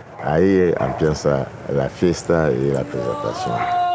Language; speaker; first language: Spanish; non-native, fluent; Lingala